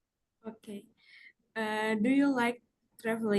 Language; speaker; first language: English; non-native, learner; Indonesian